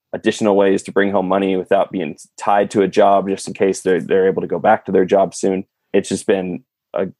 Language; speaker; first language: English; native; English